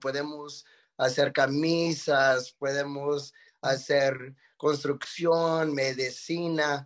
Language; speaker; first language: Spanish; early bilingual, heritage; Spanish